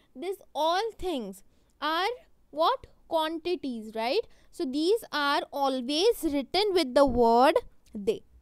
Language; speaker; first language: English; non-native, local second language; Hindi